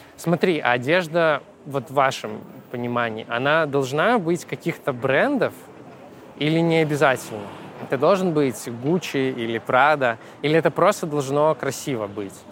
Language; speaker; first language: Russian; native; Russian